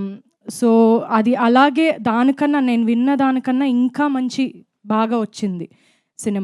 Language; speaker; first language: Telugu; non-native, fluent; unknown